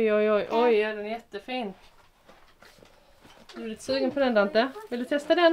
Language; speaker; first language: Swedish; native; Swedish